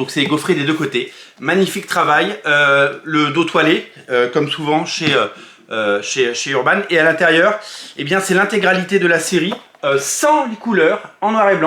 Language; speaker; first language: French; native; French